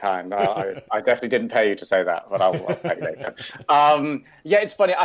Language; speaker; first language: English; native; English